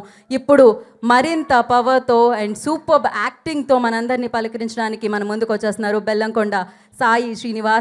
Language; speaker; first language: Telugu; native; Telugu